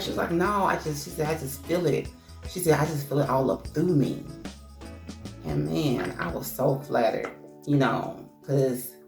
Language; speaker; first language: English; native; English